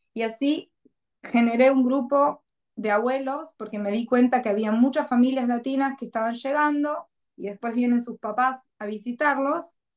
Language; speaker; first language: Spanish; native; Spanish